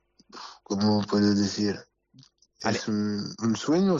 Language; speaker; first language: Spanish; non-native, learner; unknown